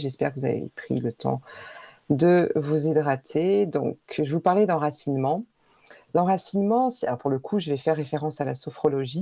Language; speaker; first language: French; native; French